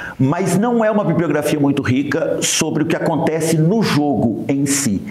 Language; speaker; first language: Portuguese; native; Portuguese